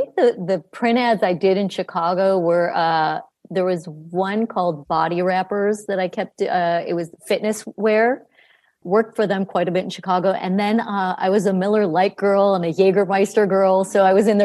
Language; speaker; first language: English; early bilingual, other home language; Greek